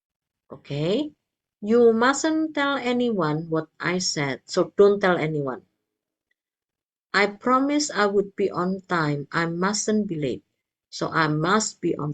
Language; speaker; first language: English; non-native, fluent; Indonesian